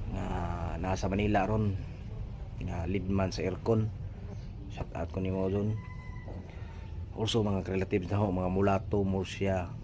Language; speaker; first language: Cebuano; native; Cebuano